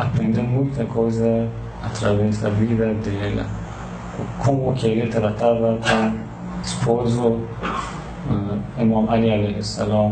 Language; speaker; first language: Portuguese; non-native, learner; Persian